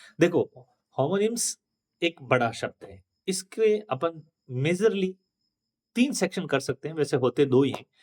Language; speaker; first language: Hindi; native; Hindi